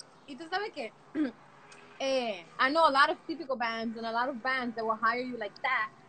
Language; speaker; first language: English; native; English